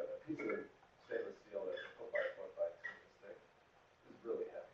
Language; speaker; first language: English; native; English